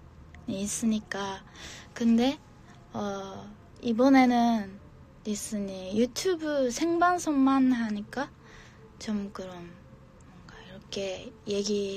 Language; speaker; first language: Korean; non-native, fluent; Japanese